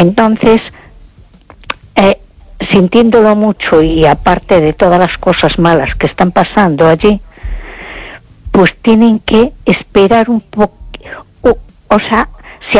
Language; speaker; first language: Spanish; native; Spanish